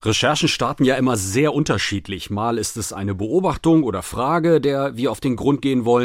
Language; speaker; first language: German; native; German